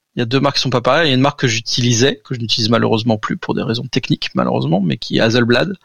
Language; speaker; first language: French; native; French